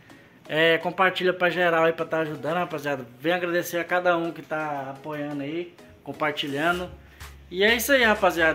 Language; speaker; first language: Portuguese; native; Portuguese